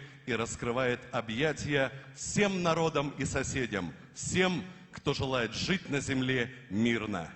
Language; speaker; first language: Russian; native; Russian